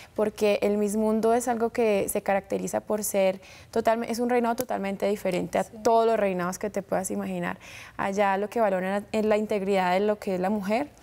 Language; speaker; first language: Spanish; early bilingual, heritage; Spanish